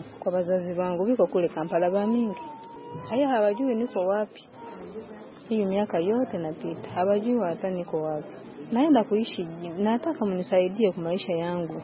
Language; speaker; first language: Swahili; non-native, local second language; Ganda